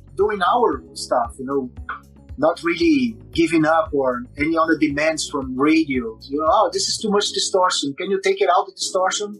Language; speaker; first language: English; non-native, fluent; Portuguese